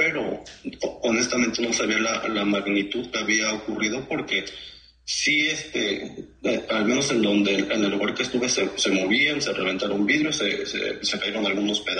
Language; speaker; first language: Spanish; native; Spanish